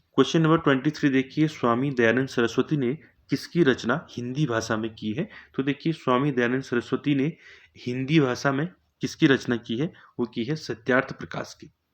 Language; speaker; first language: Hindi; native; Hindi